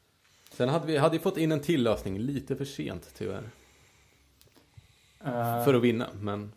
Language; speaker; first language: Swedish; native; Swedish